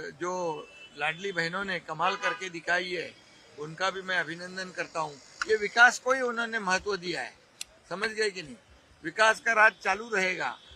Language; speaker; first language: Hindi; non-native, local second language; Marathi